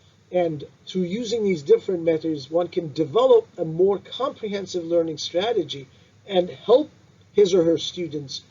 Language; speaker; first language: English; non-native, fluent; Turkish